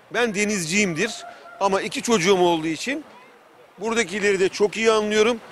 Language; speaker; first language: Turkish; native; Turkish